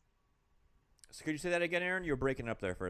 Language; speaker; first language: English; native; English